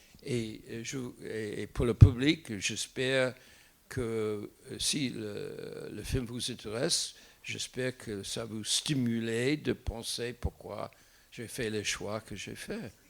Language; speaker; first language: French; non-native, fluent; English